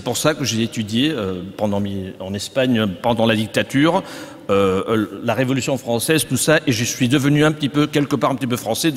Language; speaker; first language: French; non-native, fluent; Catalan